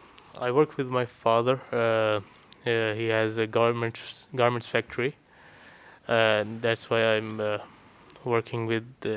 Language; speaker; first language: English; non-native, learner; Urdu